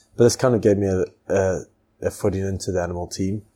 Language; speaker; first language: English; native; English